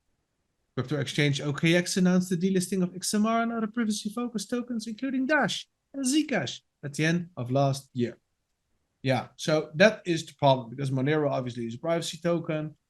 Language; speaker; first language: English; non-native, fluent; Dutch